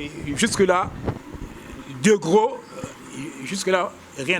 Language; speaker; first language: French; non-native, local second language; Lingala